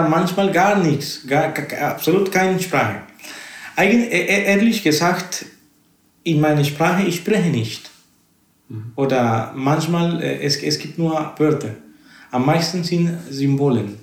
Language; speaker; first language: German; non-native, fluent; Spanish